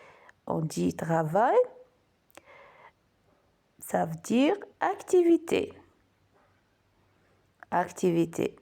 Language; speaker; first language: French; non-native, local second language; Arabic